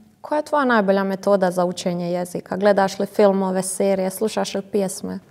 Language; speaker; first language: Croatian; native; Croatian